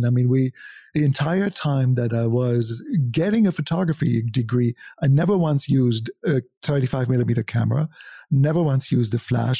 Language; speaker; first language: English; non-native, fluent; German